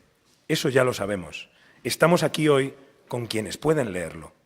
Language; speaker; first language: Spanish; native; Spanish